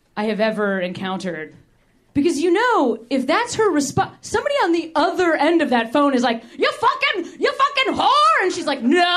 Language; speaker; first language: English; native; English